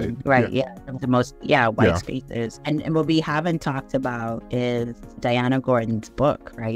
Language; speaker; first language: English; native; English